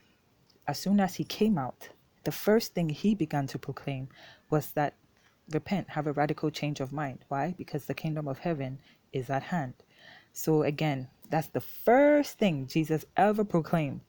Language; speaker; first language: English; non-native, local second language; Akan